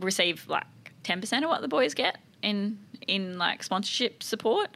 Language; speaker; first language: English; native; English